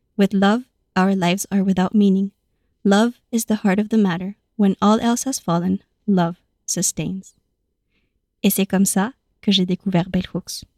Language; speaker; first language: French; native; French